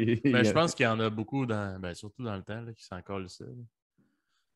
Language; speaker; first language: French; early bilingual, other home language; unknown